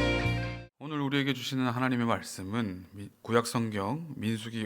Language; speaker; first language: Korean; native; Korean